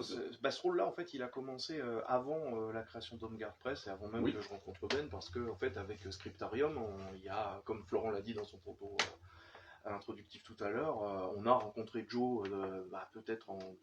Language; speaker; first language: French; native; French